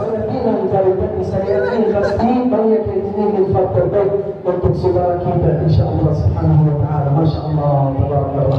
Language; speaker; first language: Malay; non-native, fluent; Arabic